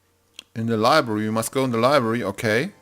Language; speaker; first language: English; non-native, learner; German